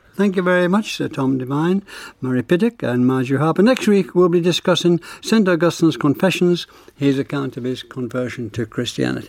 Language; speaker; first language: English; native; English